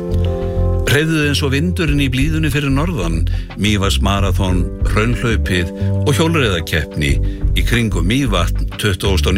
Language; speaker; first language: Icelandic; native; Icelandic